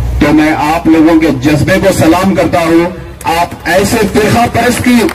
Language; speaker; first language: Urdu; native; Urdu